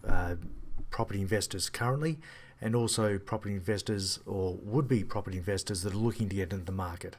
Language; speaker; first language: English; native; English